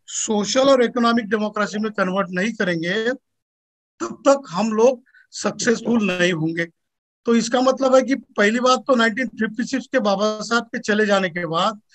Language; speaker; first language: Hindi; non-native, local second language; Marathi